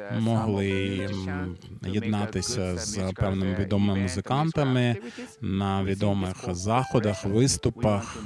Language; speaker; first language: Ukrainian; non-native, fluent; Japanese